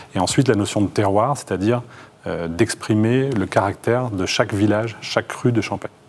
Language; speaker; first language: French; native; French